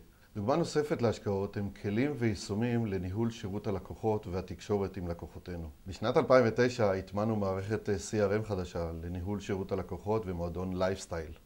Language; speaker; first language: Hebrew; native; Hebrew